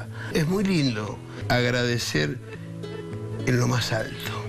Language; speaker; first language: Spanish; native; Spanish